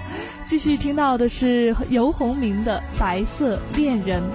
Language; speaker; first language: Chinese; native; Chinese